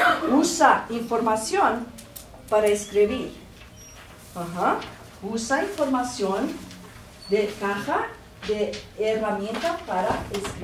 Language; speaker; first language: Spanish; non-native, fluent; Portuguese